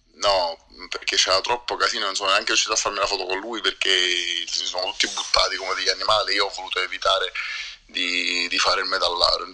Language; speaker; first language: Italian; native; Italian